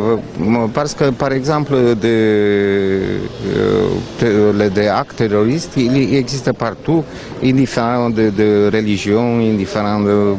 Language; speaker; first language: French; non-native, fluent; Romanian